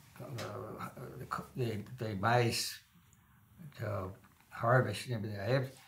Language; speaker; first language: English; non-native, local second language; Swiss German